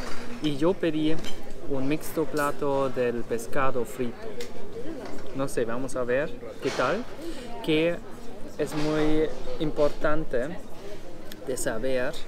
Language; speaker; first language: Spanish; non-native, learner; German